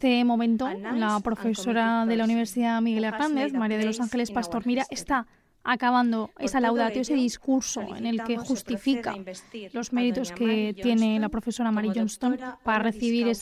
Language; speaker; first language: Spanish; native; Spanish